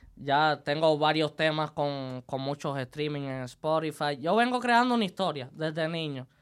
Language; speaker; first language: Spanish; native; Spanish